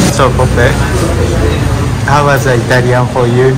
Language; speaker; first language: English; non-native, learner; Japanese